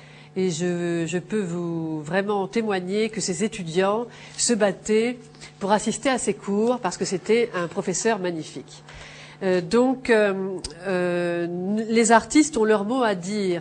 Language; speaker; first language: French; native; French